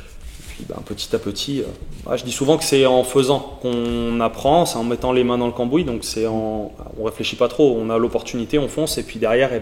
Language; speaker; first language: French; native; French